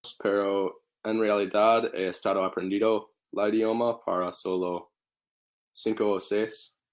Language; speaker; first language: Spanish; non-native, learner; English